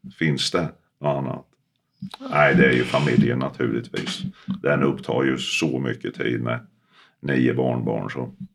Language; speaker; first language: Swedish; early bilingual, other home language; Finnish